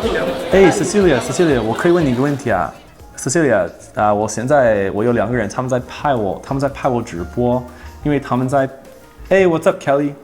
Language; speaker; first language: Chinese; non-native, learner; English